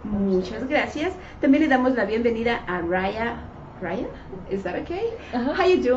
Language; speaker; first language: Spanish; native; Spanish